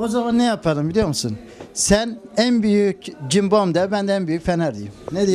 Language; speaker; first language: Turkish; native; Turkish